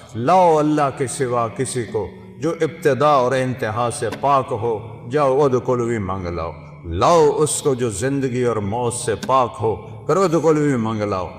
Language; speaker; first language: Urdu; non-native, local second language; Punjabi